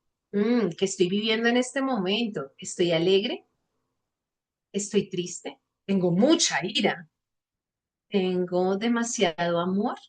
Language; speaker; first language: Spanish; native; Spanish